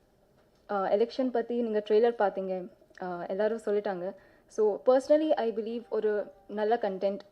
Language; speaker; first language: Tamil; non-native, fluent; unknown